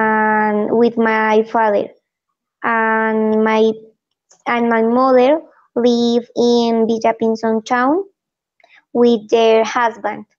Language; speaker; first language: English; non-native, learner; Spanish